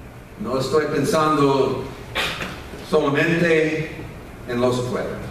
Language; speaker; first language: Spanish; non-native, fluent; English